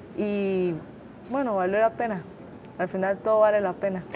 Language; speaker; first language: Spanish; native; Spanish